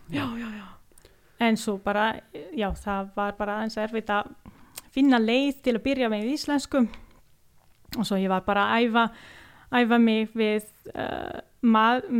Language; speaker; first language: Icelandic; non-native, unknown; Italian